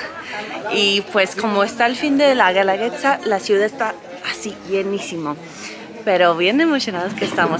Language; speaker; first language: Spanish; non-native, fluent; English